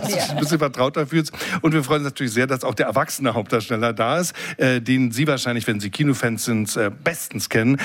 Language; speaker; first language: German; native; German